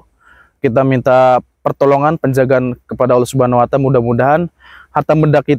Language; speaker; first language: Indonesian; non-native, local second language; Sundanese